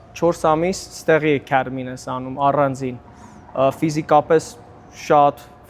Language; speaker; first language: Armenian; early bilingual, heritage; Armenian